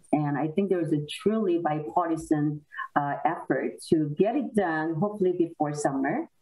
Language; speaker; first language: English; non-native, fluent; Korean